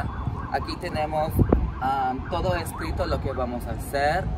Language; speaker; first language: Spanish; early bilingual, heritage; English